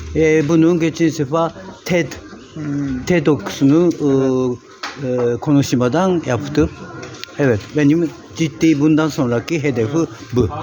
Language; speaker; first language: Turkish; non-native, learner; Japanese